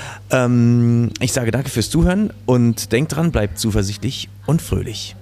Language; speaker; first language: German; native; German